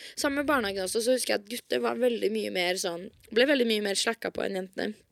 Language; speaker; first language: Norwegian; native; Norwegian